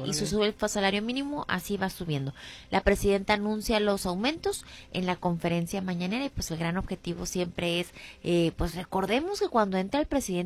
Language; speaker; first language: Spanish; native; Spanish